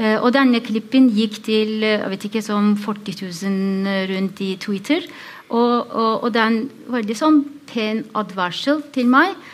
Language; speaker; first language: Norwegian; non-native, fluent; Turkish